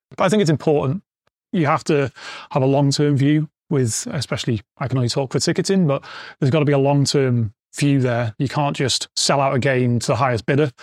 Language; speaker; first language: English; native; English